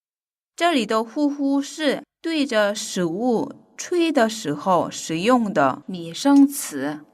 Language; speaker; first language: Chinese; non-native, fluent; Korean